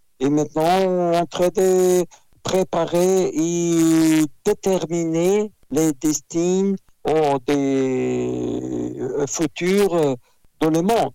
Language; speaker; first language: French; non-native, fluent; Russian